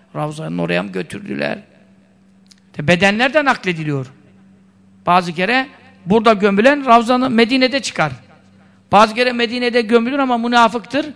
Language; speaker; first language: Turkish; native; Turkish